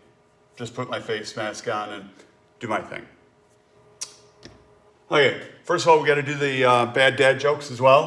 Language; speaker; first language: English; native; English